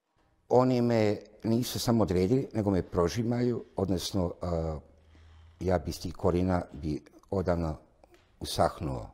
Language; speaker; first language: Croatian; native; Croatian